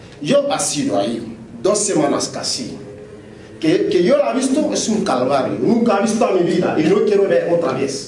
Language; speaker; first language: Spanish; non-native, local second language; French